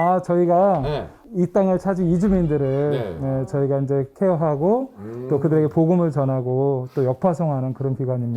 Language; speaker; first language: Korean; native; Korean